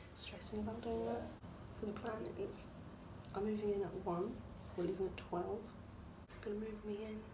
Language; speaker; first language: English; native; English